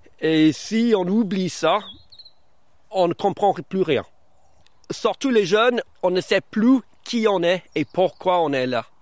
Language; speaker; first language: French; early bilingual, other home language; English